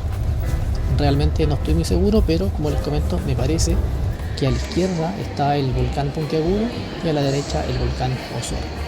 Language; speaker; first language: Spanish; native; Spanish